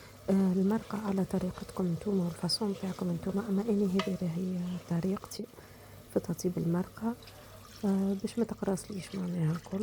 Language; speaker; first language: Arabic; native; Arabic